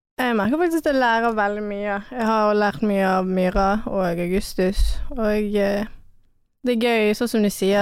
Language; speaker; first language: Norwegian; early bilingual, other home language; French